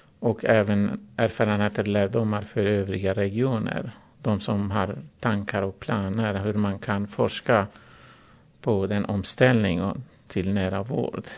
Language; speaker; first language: Swedish; non-native, fluent; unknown